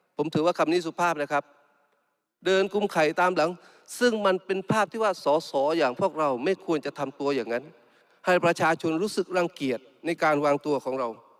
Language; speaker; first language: Thai; non-native, local second language; Malay